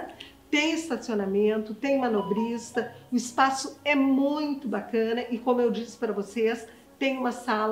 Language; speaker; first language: Portuguese; native; Portuguese